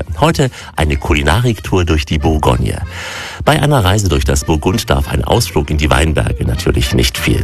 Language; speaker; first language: German; native; German